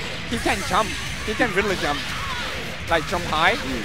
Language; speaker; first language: English; non-native, learner; Spanish